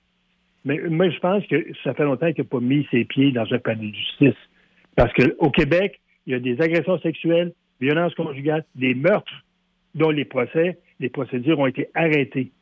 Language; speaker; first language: French; native; French